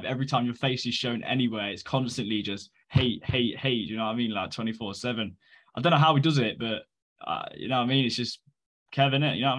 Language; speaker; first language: English; native; English